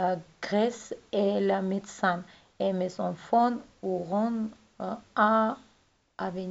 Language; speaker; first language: French; non-native, learner; Russian